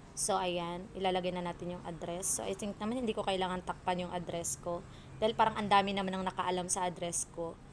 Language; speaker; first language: Filipino; non-native, local second language; Waray